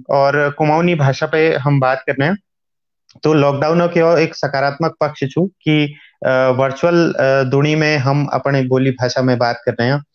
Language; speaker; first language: Hindi; non-native, local second language; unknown